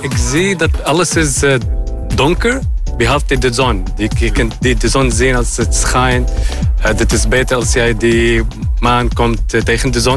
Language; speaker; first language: Dutch; non-native, learner; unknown